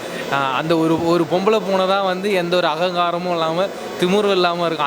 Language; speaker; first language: Tamil; native; Tamil